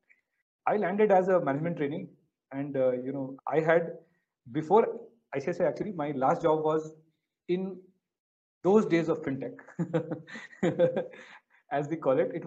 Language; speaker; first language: English; non-native, local second language; Hindi